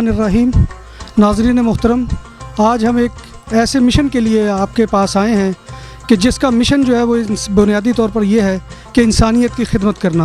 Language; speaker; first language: Urdu; native; Urdu